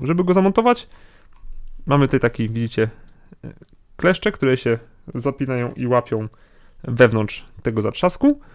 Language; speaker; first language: Polish; native; Polish